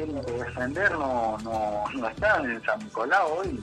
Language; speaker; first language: Spanish; native; Spanish